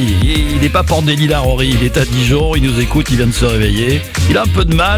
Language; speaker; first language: French; native; French